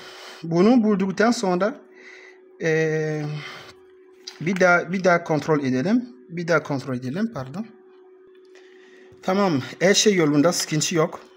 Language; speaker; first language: Turkish; non-native, learner; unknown